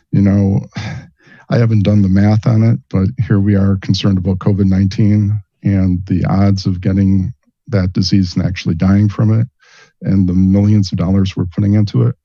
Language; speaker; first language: English; native; English